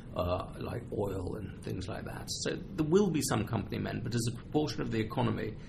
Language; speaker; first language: English; native; English